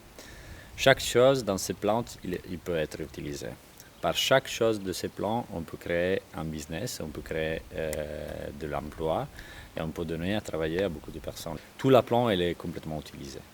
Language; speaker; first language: French; non-native, learner; Italian